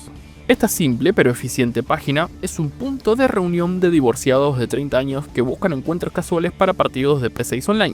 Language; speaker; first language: Spanish; native; Spanish